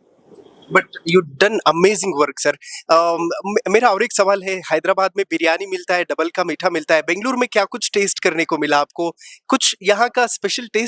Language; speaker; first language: Hindi; non-native, local second language; Kannada